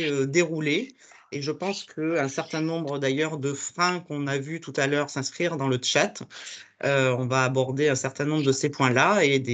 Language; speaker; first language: French; native; French